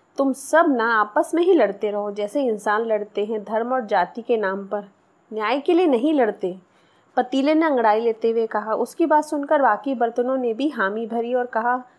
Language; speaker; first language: Hindi; non-native, local second language; Marathi